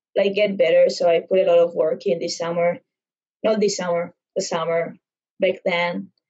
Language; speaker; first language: English; non-native, fluent; Hebrew